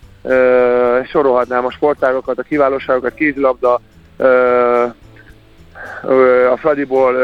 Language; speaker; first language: Hungarian; native; Hungarian